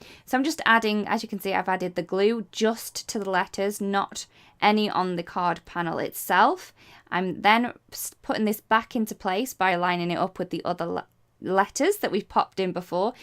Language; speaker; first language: English; native; English